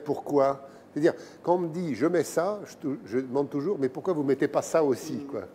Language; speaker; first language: French; native; French